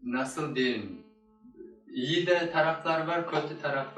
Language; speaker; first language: Turkish; non-native, learner; Kyrgyz